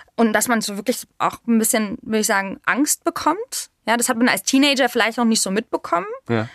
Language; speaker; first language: German; native; German